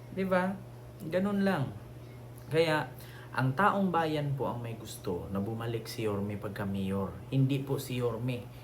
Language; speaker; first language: Filipino; native; Filipino